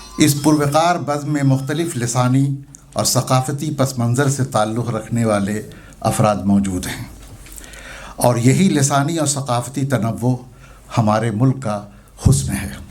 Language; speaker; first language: Urdu; native; Urdu